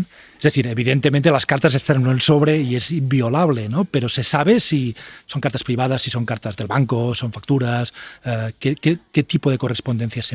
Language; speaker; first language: Spanish; native; Spanish